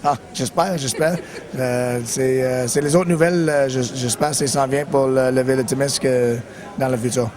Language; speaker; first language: French; non-native, learner; English